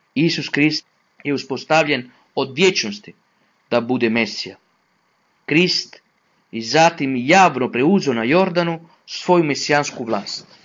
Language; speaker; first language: Croatian; non-native, fluent; Italian